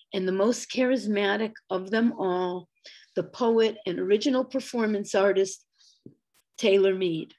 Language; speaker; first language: English; native; English